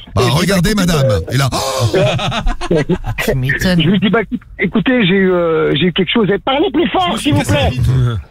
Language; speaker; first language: French; native; French